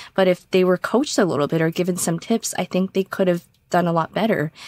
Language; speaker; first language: English; native; English